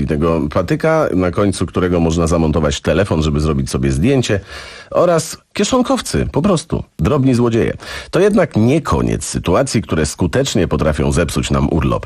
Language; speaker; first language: Polish; native; Polish